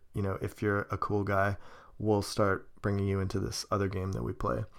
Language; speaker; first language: English; native; English